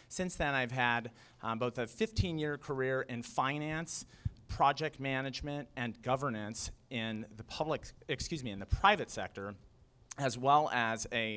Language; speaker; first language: English; native; English